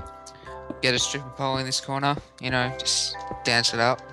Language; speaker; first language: English; native; English